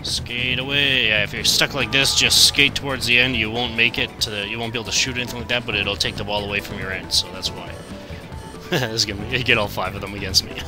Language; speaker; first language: English; native; English